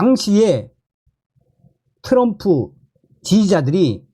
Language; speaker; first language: Korean; native; Korean